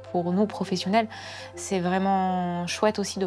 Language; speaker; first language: French; native; French